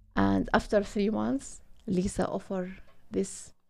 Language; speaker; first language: English; non-native, learner; Arabic